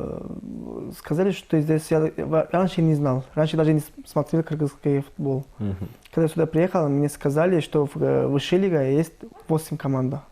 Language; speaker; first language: Russian; non-native, learner; Turkish